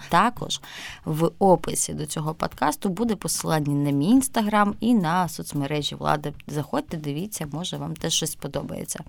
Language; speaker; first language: Ukrainian; native; Ukrainian